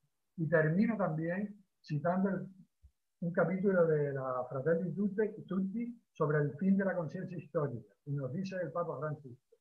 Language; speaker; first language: Spanish; native; Spanish